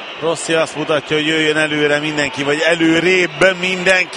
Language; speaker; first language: Hungarian; native; Hungarian